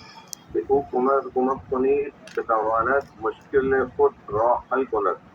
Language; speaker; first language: Persian; non-native, learner; Urdu